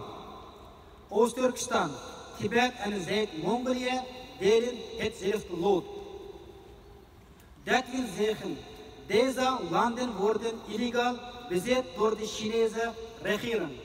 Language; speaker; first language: Dutch; non-native, fluent; Uyghur